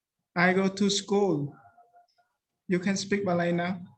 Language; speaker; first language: English; non-native, learner; Khmer